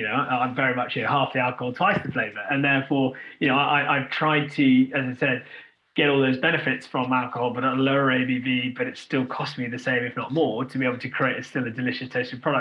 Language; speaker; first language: English; native; English